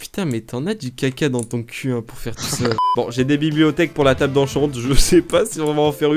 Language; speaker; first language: French; native; French